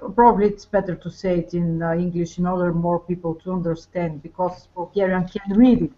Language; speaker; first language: English; non-native, fluent; Bulgarian